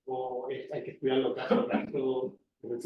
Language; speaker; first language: Spanish; native; Spanish